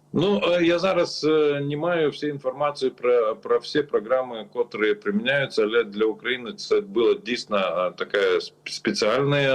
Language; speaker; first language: Ukrainian; non-native, learner; Lithuanian